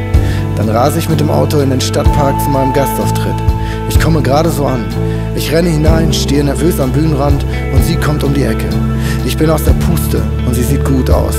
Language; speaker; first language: German; native; German